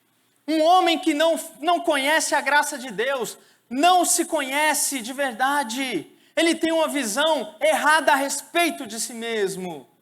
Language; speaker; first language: Portuguese; native; Portuguese